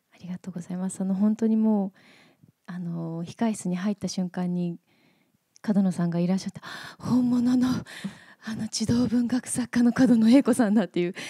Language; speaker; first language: Japanese; native; Japanese